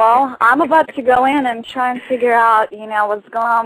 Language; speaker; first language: English; non-native, fluent; Russian